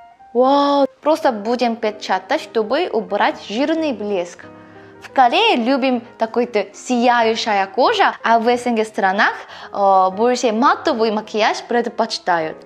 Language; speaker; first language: Russian; non-native, learner; Korean